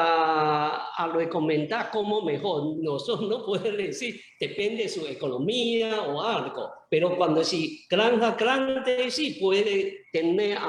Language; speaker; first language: Spanish; non-native, learner; Chinese